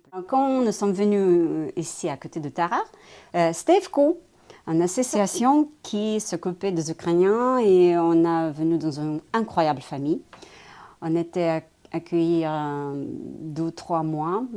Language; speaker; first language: French; non-native, fluent; Ukrainian